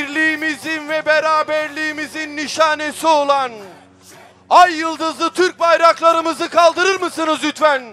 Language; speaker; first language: Turkish; native; Turkish